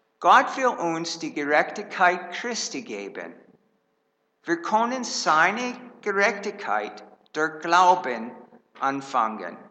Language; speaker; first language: German; non-native, fluent; English